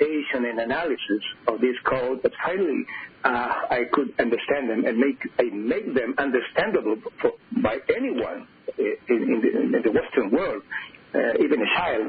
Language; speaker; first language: English; non-native, fluent; Spanish